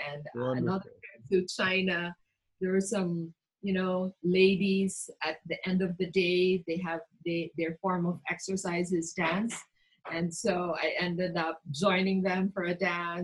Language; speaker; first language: English; non-native, local second language; Cebuano